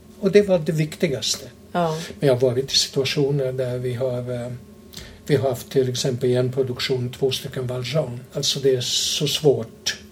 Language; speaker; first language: Swedish; non-native, fluent; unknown